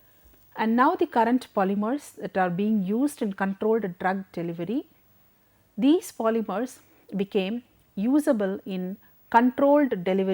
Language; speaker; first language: English; non-native, local second language; Tamil